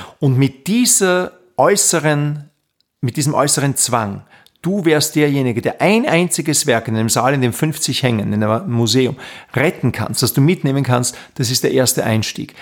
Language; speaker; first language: German; native; German